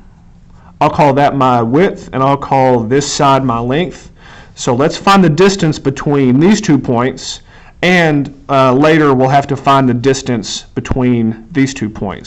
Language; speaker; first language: English; native; English